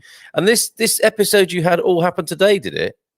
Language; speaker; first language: English; native; English